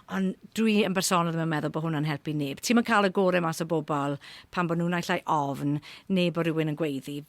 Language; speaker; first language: Welsh; non-native, local second language; English